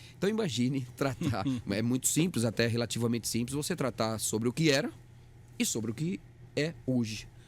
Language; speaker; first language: Portuguese; native; Portuguese